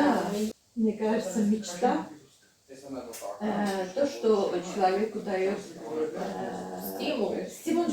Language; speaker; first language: Russian; non-native, fluent; Armenian